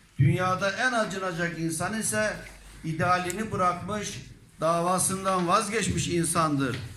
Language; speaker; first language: Turkish; native; Turkish